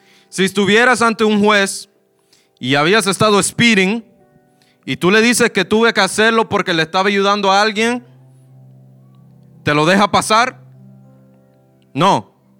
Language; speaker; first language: Spanish; early bilingual, heritage; Spanish